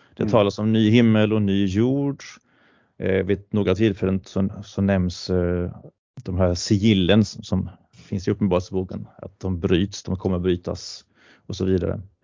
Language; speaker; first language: Swedish; native; Swedish